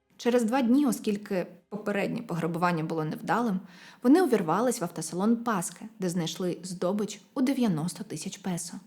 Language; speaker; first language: Ukrainian; non-native, local second language; Russian